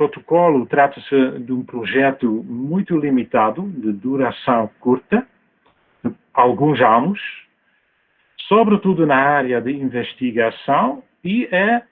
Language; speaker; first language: Portuguese; non-native, fluent; Dutch